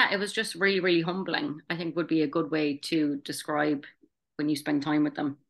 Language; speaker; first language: English; native; English